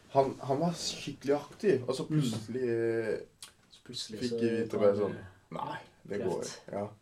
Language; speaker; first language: Norwegian; early bilingual, other home language; Sinhala